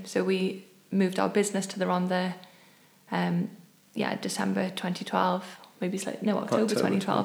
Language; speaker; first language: English; native; English